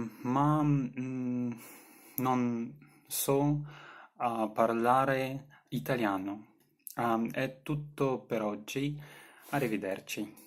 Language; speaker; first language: Italian; non-native, learner; Belarusian